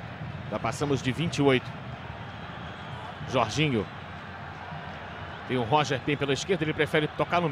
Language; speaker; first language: Portuguese; native; Portuguese